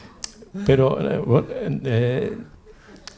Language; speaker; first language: Spanish; native; Spanish